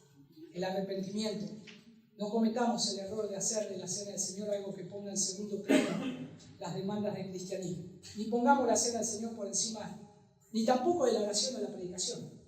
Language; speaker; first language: Spanish; native; Spanish